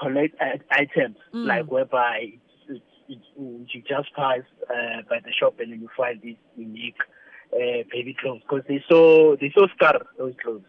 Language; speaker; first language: English; non-native, local second language; Zulu